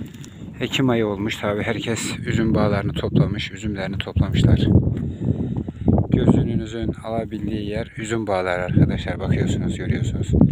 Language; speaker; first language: Turkish; native; Turkish